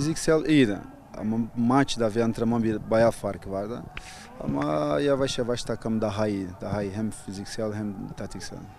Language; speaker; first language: Turkish; non-native, fluent; Portuguese